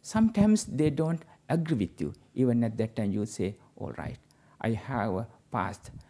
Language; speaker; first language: English; non-native, local second language; Sinhala